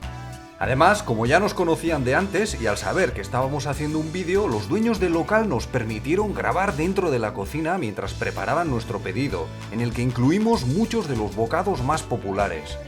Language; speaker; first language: Spanish; native; Spanish